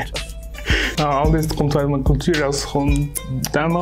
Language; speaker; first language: Dutch; early bilingual, other home language; Turkish